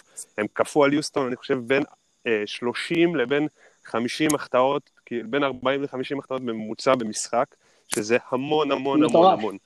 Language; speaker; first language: Hebrew; native; Hebrew